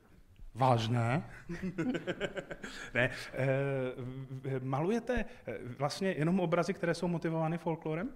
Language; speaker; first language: Czech; native; Czech